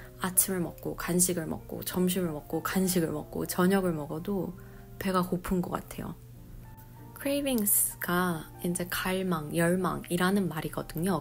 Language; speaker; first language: Korean; native; Korean